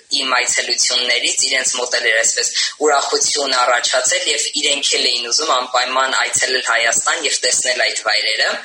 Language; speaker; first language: Armenian; early bilingual, heritage; Armenian